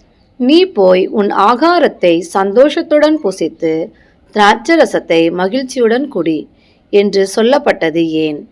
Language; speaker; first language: Tamil; native; Tamil